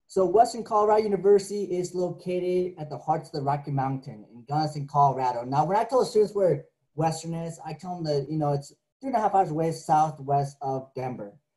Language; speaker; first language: English; native; English